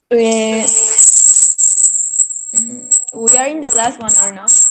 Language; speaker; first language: English; non-native, learner; Spanish